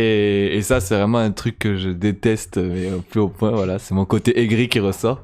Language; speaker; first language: French; native; French